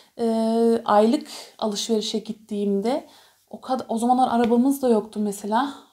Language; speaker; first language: Turkish; early bilingual, heritage; Turkish